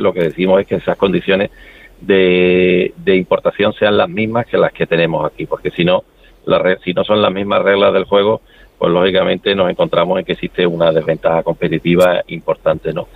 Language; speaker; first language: Spanish; native; Spanish